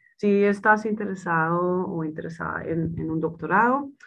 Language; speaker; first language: Spanish; non-native, fluent; Dutch